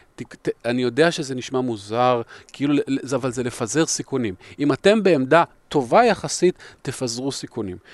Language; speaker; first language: Hebrew; native; Hebrew